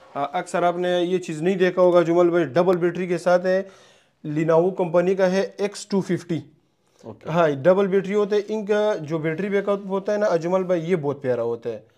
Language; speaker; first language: Urdu; non-native, local second language; Punjabi